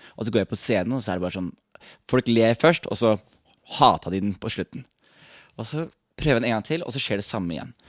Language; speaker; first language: Norwegian; native; Norwegian